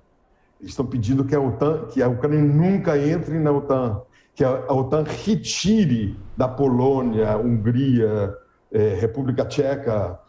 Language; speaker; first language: Portuguese; non-native, fluent; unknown